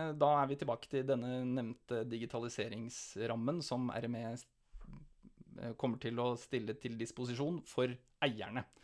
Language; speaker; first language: Norwegian; native; Norwegian